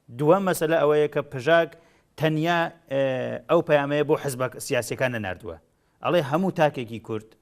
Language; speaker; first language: Central Kurdish; non-native, local second language; Gurani